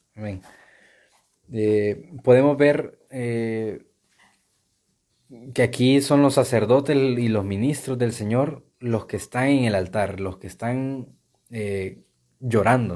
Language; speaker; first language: Spanish; native; Spanish